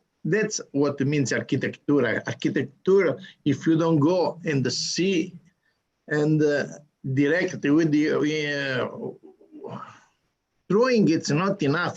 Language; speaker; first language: English; non-native, learner; Italian